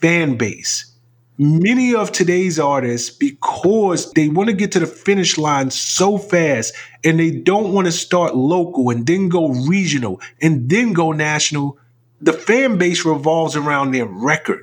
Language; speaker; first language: English; native; English